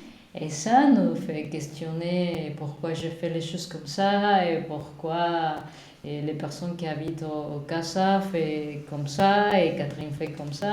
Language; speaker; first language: French; non-native, learner; Spanish